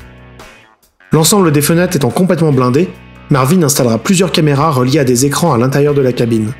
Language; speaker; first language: French; native; French